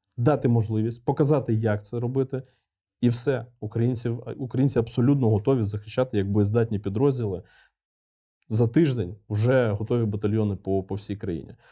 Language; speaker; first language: Ukrainian; non-native, local second language; Russian